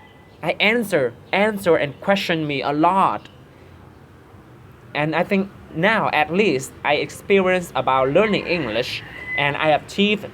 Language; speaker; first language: English; non-native, learner; Vietnamese